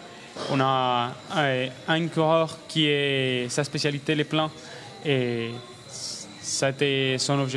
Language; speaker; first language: French; non-native, learner; Spanish